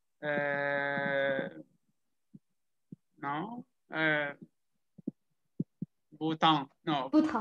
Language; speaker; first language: Chinese; non-native, learner; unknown